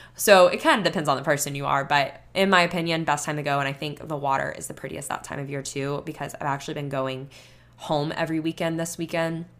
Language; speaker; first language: English; native; English